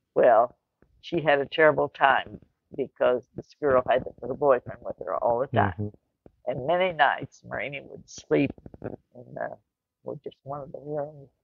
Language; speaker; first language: English; native; English